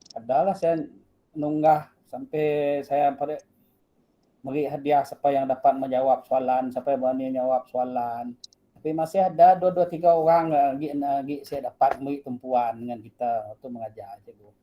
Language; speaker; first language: Malay; non-native, local second language; Iban